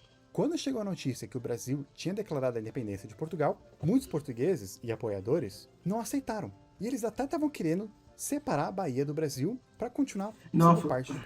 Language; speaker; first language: Portuguese; native; Portuguese